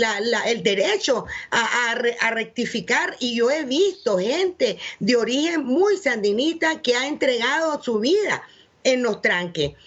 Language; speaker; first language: Spanish; native; Spanish